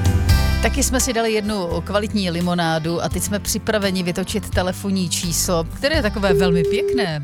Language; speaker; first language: Czech; native; Czech